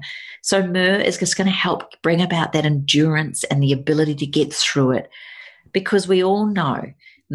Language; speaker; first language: English; native; English